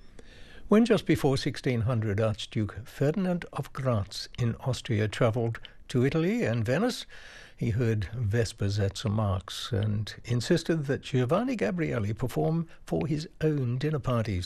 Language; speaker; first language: English; native; English